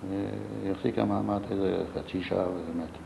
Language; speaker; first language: Hebrew; non-native, fluent; Yiddish